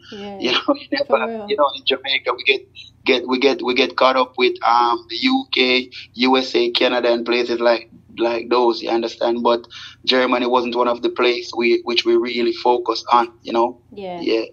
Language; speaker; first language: English; non-native, local second language; Jamaican Creole English